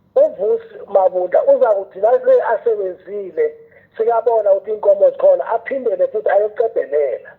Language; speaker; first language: Zulu; non-native, local second language; South Ndebele